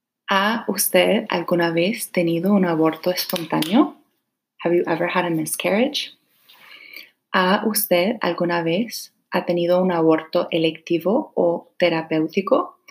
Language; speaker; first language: Spanish; non-native, fluent; English